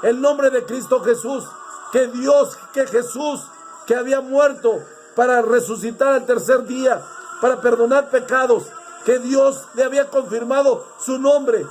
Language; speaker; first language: Spanish; native; Spanish